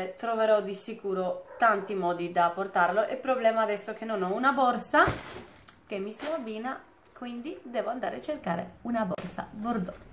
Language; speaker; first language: Italian; non-native, fluent; Polish